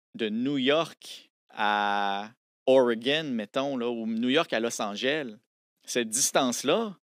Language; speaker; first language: French; native; French